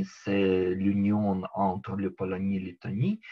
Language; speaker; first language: French; non-native, learner; Ukrainian